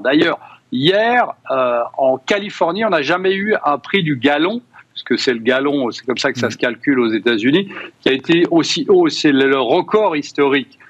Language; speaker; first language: French; native; French